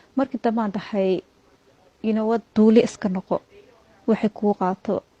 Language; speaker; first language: Somali; early bilingual, heritage; Somali